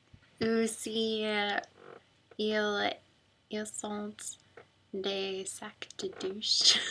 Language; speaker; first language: French; non-native, learner; English